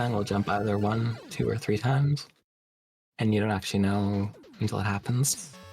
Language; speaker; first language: English; native; English